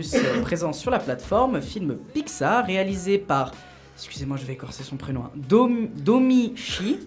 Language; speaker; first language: French; native; French